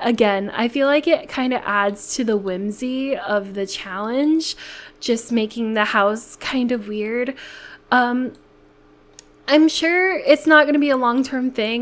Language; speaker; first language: English; native; English